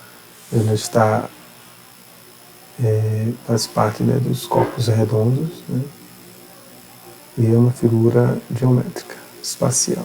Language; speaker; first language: Portuguese; native; Portuguese